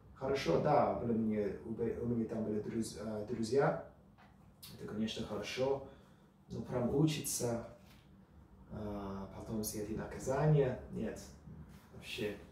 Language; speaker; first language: Russian; early bilingual, heritage; Russian